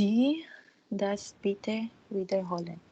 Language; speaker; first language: German; non-native, learner; Filipino